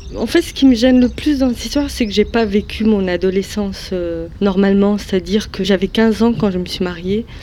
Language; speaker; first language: French; early bilingual, other home language; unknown